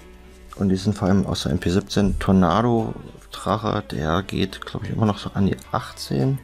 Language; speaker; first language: German; native; German